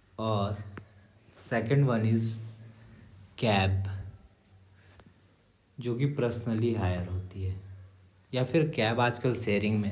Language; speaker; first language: Hindi; native; Hindi